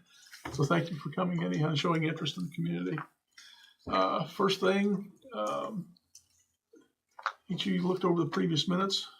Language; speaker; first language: English; native; English